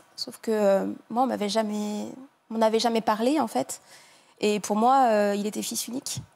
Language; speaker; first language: French; native; French